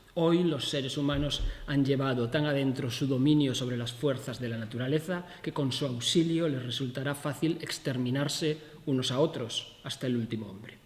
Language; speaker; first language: Spanish; native; Spanish